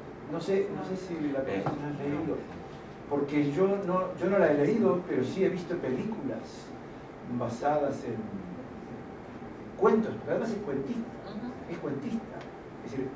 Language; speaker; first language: Spanish; native; Spanish